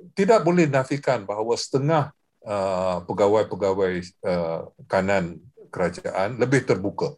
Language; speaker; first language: Malay; non-native, local second language; English